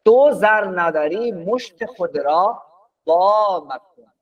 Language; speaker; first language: Persian; non-native, fluent; Urdu